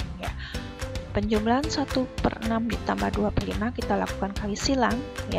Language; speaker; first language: Indonesian; native; Indonesian